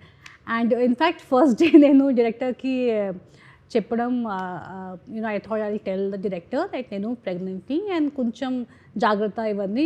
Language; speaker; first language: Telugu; non-native, learner; Hindi